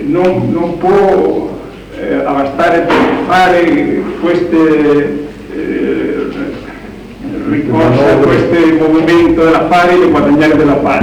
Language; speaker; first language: Italian; non-native, learner; Spanish